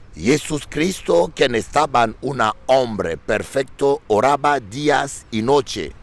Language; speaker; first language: Spanish; non-native, learner; French